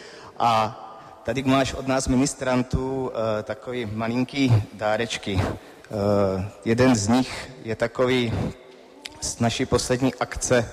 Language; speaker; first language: Czech; native; Czech